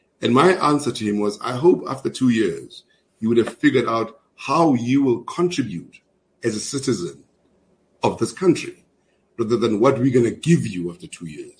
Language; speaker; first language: English; non-native, local second language; Zulu